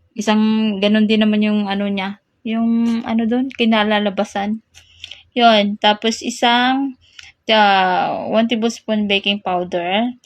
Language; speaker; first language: Filipino; non-native, local second language; Cebuano